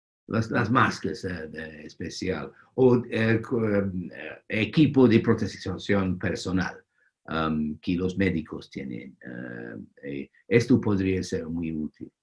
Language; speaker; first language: Spanish; non-native, fluent; English